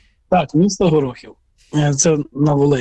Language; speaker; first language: Ukrainian; native; Ukrainian